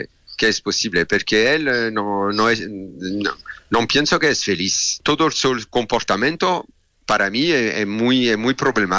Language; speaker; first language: Spanish; non-native, learner; French